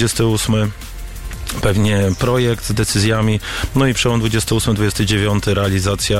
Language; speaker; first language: Polish; native; Polish